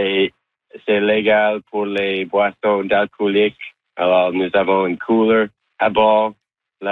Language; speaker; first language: French; non-native, local second language; English